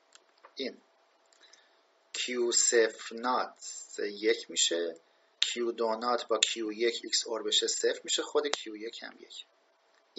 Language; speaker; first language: Persian; native; Persian